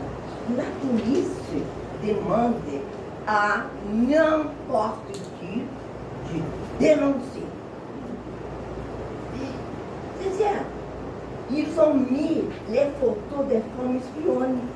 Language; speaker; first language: French; non-native, learner; Portuguese